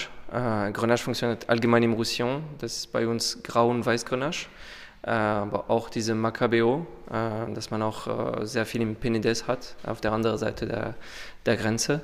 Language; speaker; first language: German; non-native, fluent; French